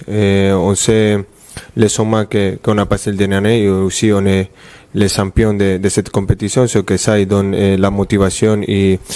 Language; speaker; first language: French; non-native, fluent; Spanish